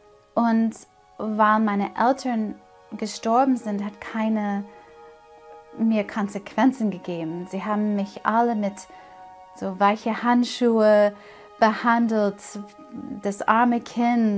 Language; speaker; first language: German; non-native, fluent; English